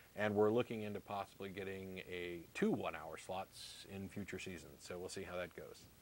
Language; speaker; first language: English; native; English